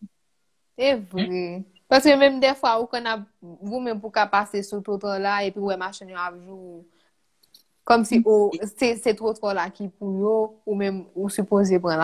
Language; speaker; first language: French; non-native, local second language; Haitian Creole